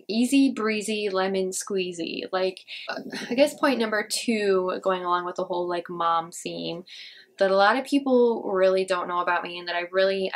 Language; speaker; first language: English; native; English